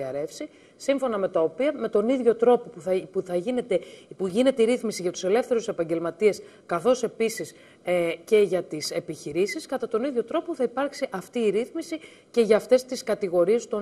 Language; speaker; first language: Greek; native; Greek